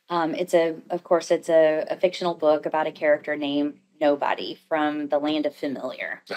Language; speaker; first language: English; native; English